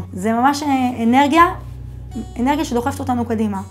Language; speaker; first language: Hebrew; native; Hebrew